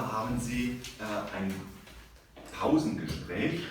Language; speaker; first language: German; native; German